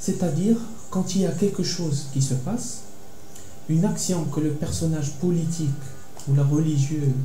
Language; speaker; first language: French; non-native, local second language; Arabic